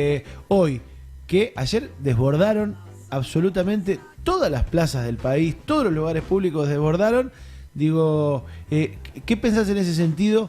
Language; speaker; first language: Spanish; native; Spanish